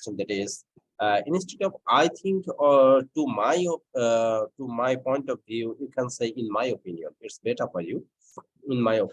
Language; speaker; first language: English; non-native, fluent; Bangla